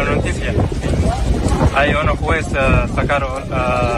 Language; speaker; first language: Spanish; non-native, learner; Arabic